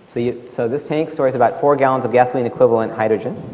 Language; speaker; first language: English; native; English